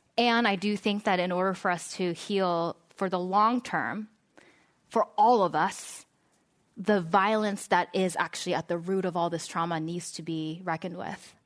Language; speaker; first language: English; non-native, fluent; Korean